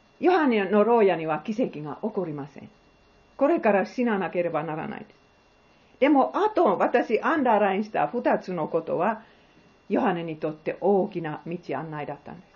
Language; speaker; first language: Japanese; non-native, fluent; Finnish